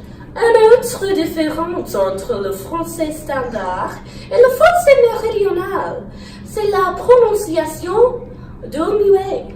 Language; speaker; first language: French; non-native, learner; English